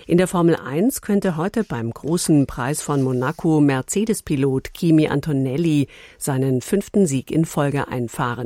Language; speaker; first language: German; native; German